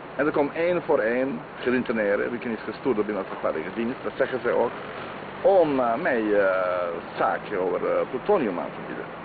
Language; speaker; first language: Dutch; non-native, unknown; Croatian